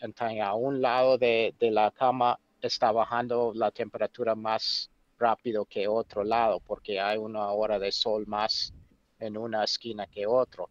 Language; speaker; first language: Spanish; non-native, fluent; English